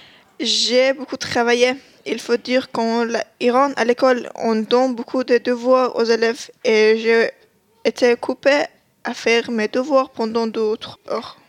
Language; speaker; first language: French; non-native, learner; Persian